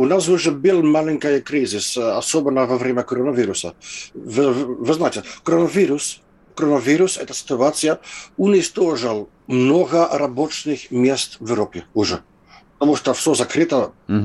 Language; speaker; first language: Russian; non-native, fluent; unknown